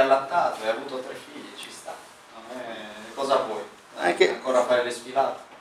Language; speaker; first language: Italian; native; Italian